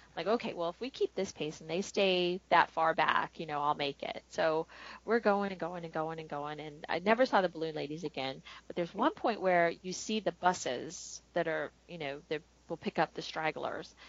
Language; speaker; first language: English; native; English